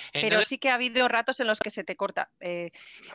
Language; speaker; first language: Spanish; native; Spanish